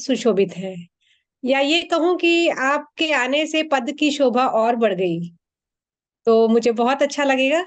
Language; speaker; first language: Hindi; non-native, local second language; Morisyen